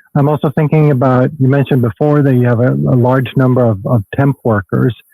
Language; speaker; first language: English; non-native, fluent; Swedish